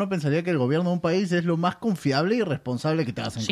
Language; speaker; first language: Spanish; native; Spanish